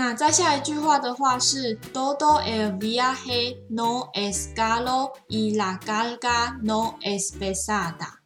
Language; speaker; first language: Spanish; non-native, learner; Chinese